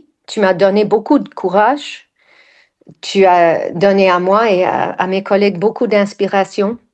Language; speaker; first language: French; non-native, fluent; English